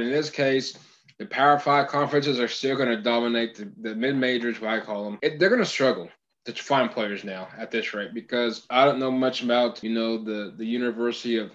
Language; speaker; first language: English; native; English